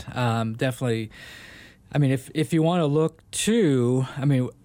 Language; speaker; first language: English; native; English